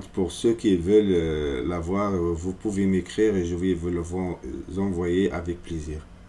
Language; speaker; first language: French; non-native, fluent; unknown